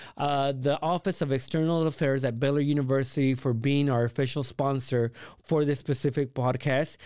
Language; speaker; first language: English; early bilingual, other home language; Spanish